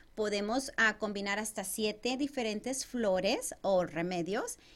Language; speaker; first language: Spanish; native; Spanish